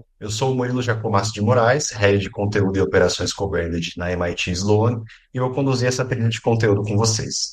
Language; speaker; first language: Portuguese; native; Portuguese